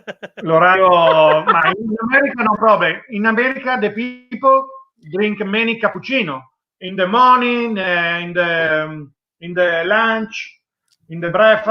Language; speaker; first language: English; non-native, learner; Italian